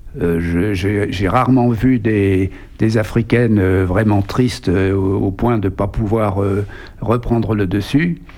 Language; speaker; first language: French; native; French